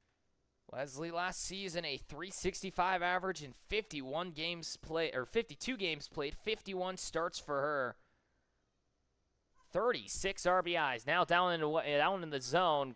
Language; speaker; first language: English; native; English